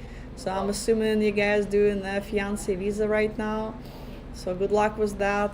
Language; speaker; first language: English; native; English